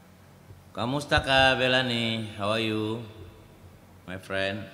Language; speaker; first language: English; non-native, learner; Indonesian